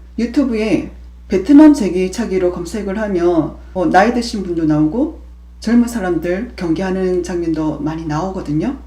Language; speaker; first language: Korean; native; Korean